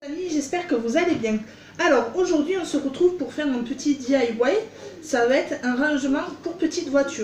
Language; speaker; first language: French; native; French